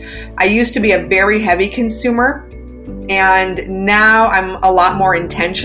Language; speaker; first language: English; native; English